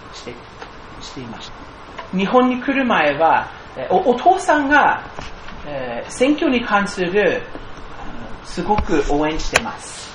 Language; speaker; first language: Japanese; non-native, fluent; English